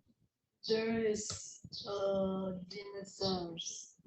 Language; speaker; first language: English; non-native, learner; Indonesian